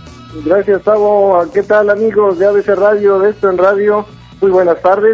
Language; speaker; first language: Spanish; native; Spanish